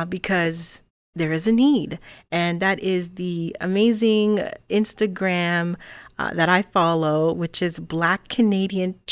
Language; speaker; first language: English; native; English